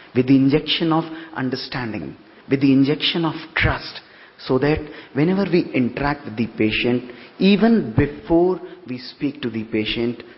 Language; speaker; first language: English; non-native, local second language; Hindi